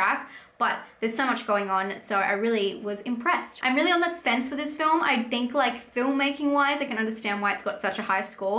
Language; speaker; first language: English; native; English